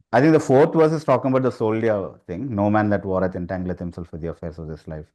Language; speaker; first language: English; non-native, local second language; Telugu